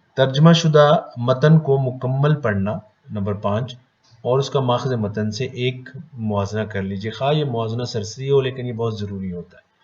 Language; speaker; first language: Urdu; native; Urdu